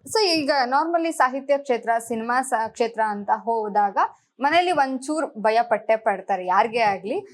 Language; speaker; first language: Kannada; native; Kannada